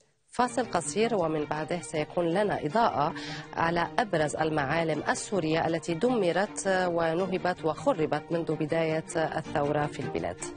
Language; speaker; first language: Arabic; native; Arabic